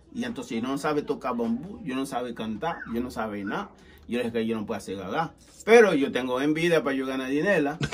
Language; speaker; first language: Spanish; non-native, learner; Haitian Creole